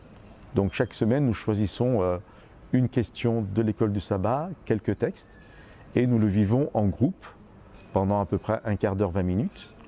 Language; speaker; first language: French; native; French